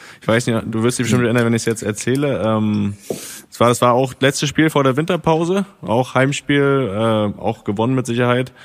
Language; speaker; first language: German; native; German